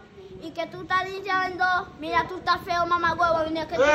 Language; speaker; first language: Spanish; early bilingual, other home language; Haitian Creole